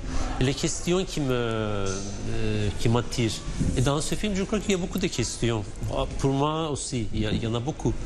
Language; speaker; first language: French; non-native, fluent; Turkish